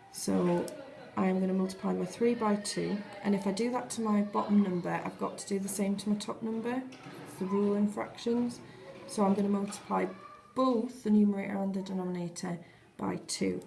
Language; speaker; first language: English; native; English